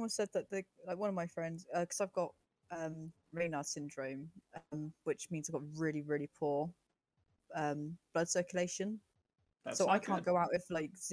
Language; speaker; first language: English; native; English